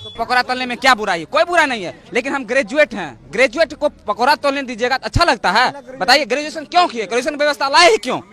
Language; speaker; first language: Hindi; native; Hindi